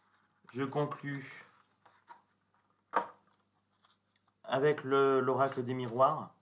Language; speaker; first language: French; native; French